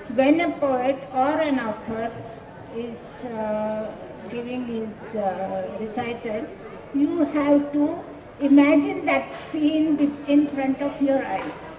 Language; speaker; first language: English; non-native, local second language; Marathi